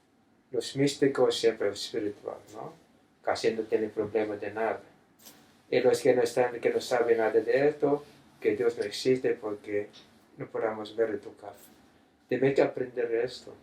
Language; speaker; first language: Spanish; non-native, fluent; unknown